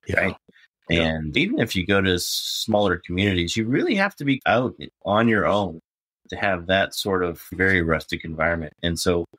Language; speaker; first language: English; native; English